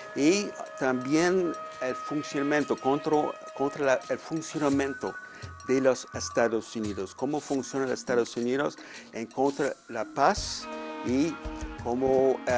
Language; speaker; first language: Spanish; non-native, fluent; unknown